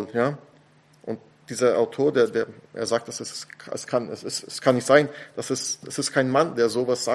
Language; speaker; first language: German; non-native, fluent; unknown